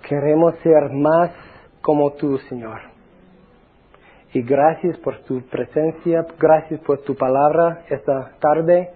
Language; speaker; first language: Spanish; non-native, fluent; English